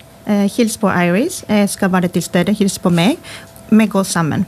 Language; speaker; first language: Norwegian; non-native, fluent; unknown